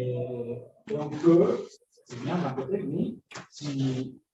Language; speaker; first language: French; non-native, fluent; Spanish